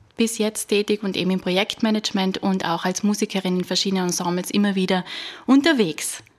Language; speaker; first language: German; native; German